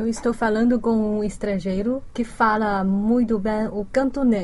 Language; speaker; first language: Portuguese; non-native, fluent; Chinese